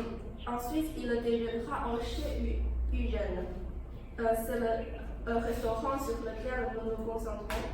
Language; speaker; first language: French; non-native, learner; Chinese